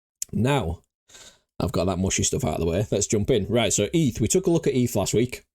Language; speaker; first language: English; native; English